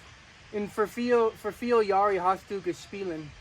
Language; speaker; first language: German; non-native, learner; English